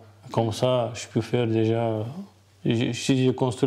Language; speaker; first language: French; non-native, learner; Bulgarian